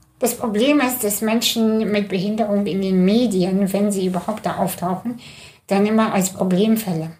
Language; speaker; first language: German; early bilingual, other home language; Russian